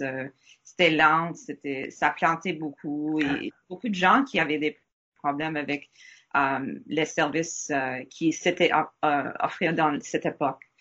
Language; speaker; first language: French; non-native, learner; English